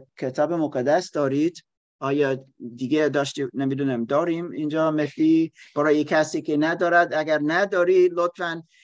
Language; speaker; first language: Persian; non-native, learner; German